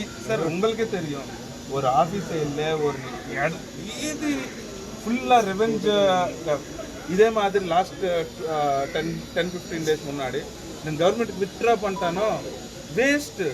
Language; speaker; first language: Tamil; non-native, local second language; Telugu